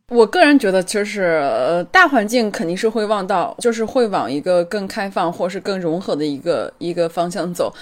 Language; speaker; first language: Chinese; native; Chinese